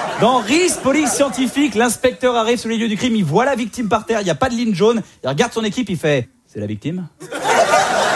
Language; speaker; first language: French; native; French